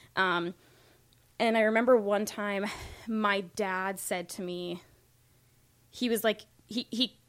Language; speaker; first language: English; native; English